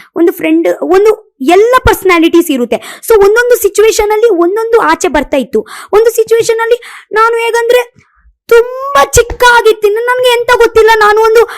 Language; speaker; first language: Kannada; non-native, local second language; Tulu